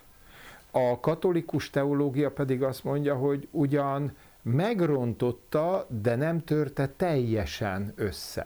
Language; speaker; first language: Hungarian; native; Hungarian